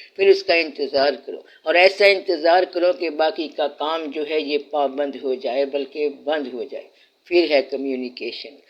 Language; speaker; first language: Urdu; non-native, local second language; Punjabi